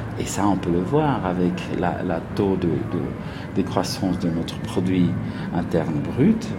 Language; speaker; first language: French; non-native, fluent; Spanish